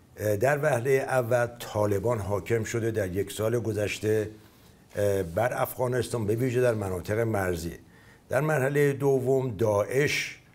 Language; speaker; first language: Persian; native; Persian